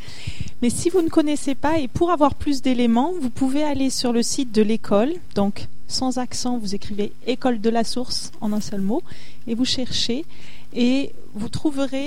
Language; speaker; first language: French; native; French